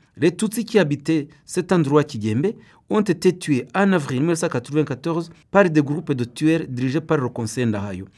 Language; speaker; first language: French; non-native, local second language; Kinyarwanda